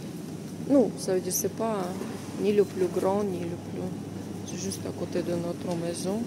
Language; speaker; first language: French; non-native, fluent; Russian